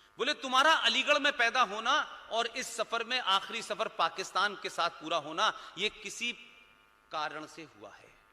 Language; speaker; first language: Hindi; native; Hindi